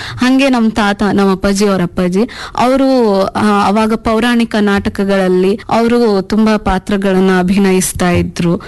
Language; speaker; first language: Kannada; non-native, local second language; Urdu